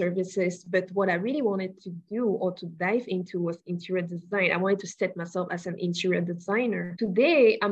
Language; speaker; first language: English; non-native, local second language; French